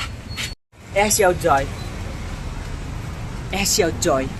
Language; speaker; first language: Hindi; non-native, local second language; Khasi